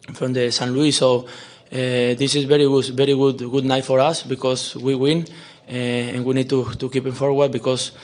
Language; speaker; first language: English; non-native, learner; Spanish